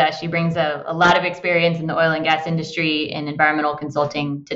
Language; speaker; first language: English; native; English